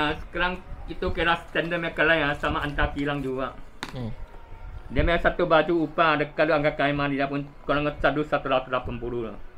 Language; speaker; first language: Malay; non-native, local second language; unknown